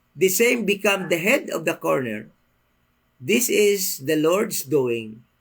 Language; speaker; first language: English; non-native, local second language; Filipino